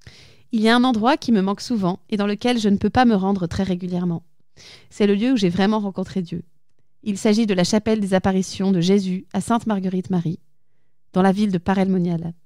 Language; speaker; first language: French; native; French